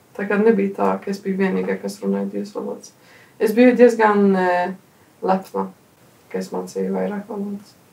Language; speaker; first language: Latvian; early bilingual, heritage; Latvian